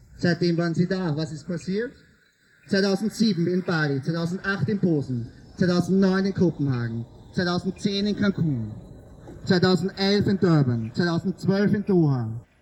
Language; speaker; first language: German; native; German